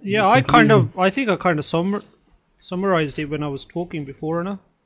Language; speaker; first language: English; early bilingual, other home language; Punjabi